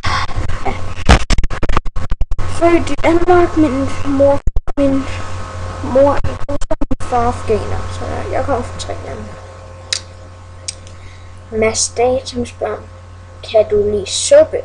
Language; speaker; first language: Danish; early bilingual, other home language; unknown